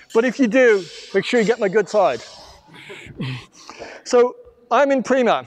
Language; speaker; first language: English; native; English